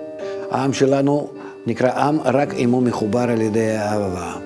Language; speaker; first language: Hebrew; non-native, fluent; Russian